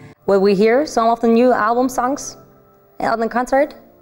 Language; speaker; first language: English; non-native, fluent; German